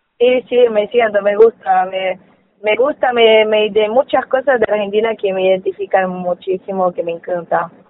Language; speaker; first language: Spanish; non-native, fluent; Portuguese